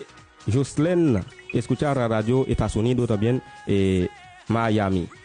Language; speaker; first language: Spanish; non-native, learner; Haitian Creole